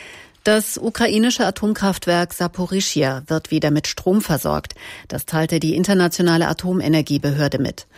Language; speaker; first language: German; native; German